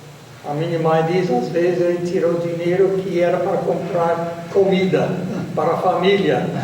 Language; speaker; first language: Portuguese; non-native, fluent; English